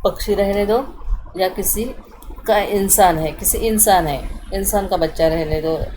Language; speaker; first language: Hindi; non-native, local second language; Marathi